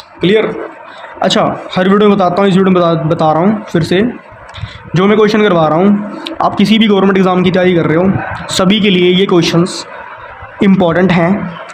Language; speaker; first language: Hindi; native; Hindi